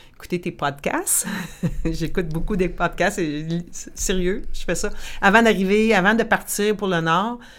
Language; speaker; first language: French; native; French